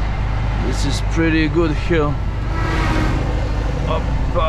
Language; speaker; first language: English; non-native, fluent; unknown